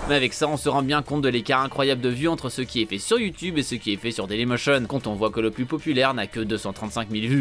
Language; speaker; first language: French; native; French